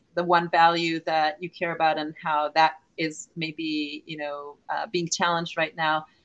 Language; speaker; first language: English; non-native, fluent; Hebrew